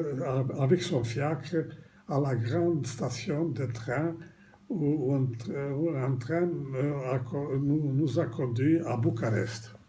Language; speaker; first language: French; non-native, fluent; Romanian